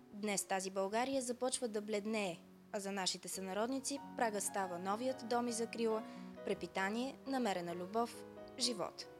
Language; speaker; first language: Bulgarian; native; Bulgarian